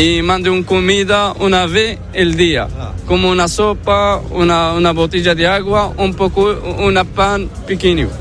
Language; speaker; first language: Spanish; non-native, learner; Arabic